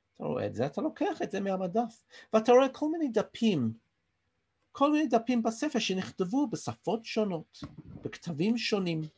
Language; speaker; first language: Hebrew; non-native, fluent; English